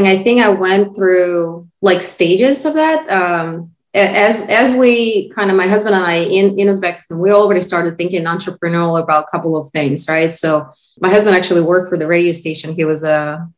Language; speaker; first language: English; non-native, fluent; Russian